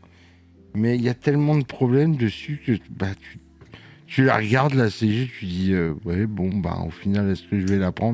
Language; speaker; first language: French; native; French